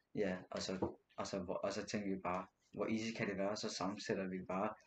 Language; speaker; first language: Danish; early bilingual, other home language; Nepali